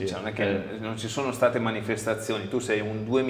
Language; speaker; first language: Italian; native; Italian